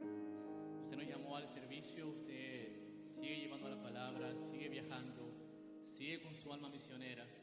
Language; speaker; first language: Spanish; native; Spanish